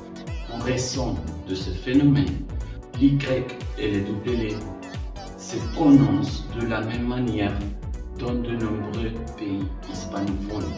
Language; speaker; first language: French; non-native, fluent; Spanish